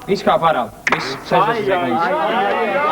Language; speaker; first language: Latvian; native; Latvian